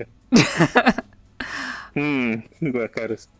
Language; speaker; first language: Japanese; non-native, learner; English